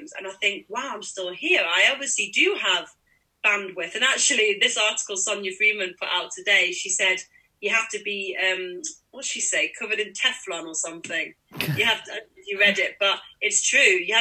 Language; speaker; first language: English; native; English